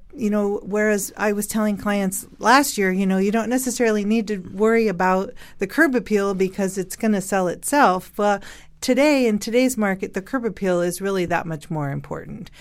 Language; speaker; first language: English; native; English